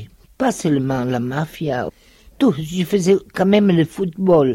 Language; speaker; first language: French; non-native, fluent; Italian